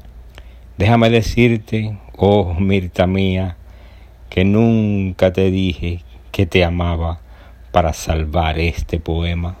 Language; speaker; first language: Spanish; native; Spanish